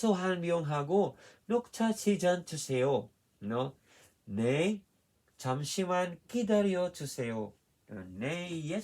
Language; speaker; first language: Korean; non-native, fluent; Filipino